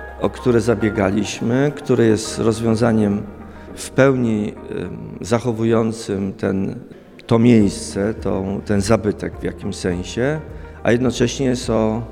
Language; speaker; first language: Polish; native; Polish